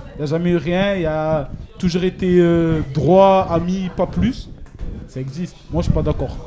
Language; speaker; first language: French; native; French